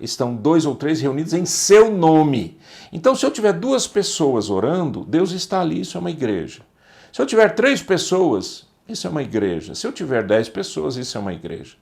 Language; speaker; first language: Portuguese; native; Portuguese